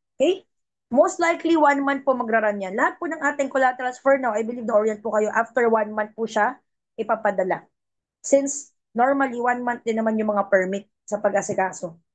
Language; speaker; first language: Filipino; non-native, local second language; Cebuano